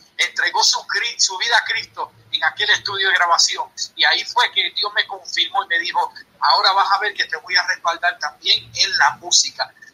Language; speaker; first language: Spanish; early bilingual, heritage; Spanish